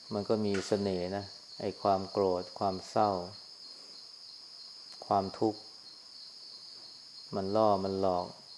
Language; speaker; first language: Thai; native; Thai